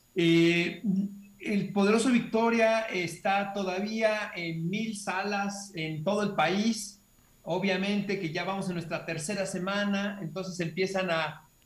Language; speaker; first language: Spanish; native; Spanish